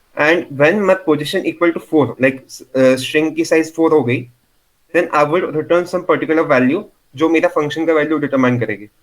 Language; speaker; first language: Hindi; non-native, local second language; Marathi